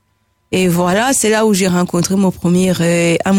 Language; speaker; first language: French; non-native, local second language; Rundi